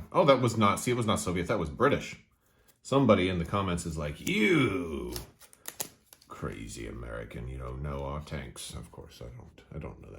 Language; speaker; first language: English; native; English